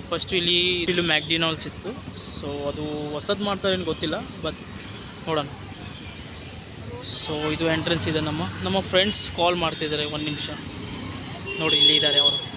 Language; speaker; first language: Kannada; early bilingual, heritage; Kannada